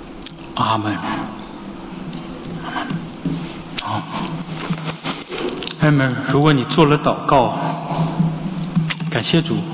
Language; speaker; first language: Chinese; native; Chinese